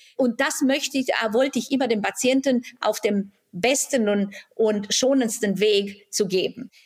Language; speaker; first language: German; non-native, fluent; Romanian